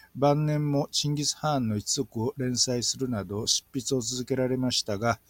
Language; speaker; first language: Japanese; native; Japanese